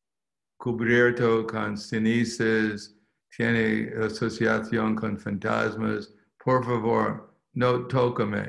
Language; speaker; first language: Spanish; non-native, fluent; English